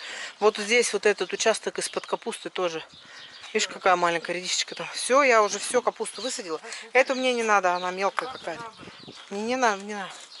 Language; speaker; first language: Russian; native; Russian